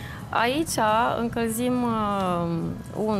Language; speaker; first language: Romanian; native; Romanian